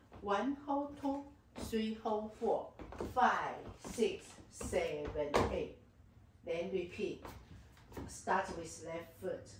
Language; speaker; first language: English; non-native, learner; Chinese